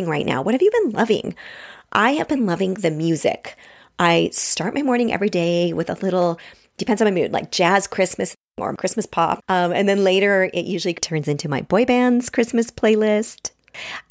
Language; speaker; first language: English; native; English